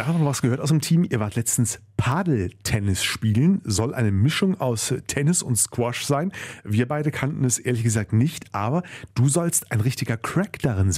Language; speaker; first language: German; native; German